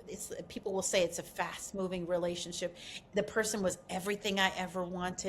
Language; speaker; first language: English; native; English